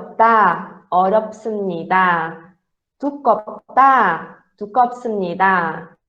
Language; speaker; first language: Korean; non-native, fluent; Portuguese